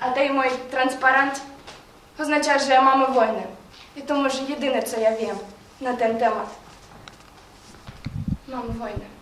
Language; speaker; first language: Polish; non-native, learner; Ukrainian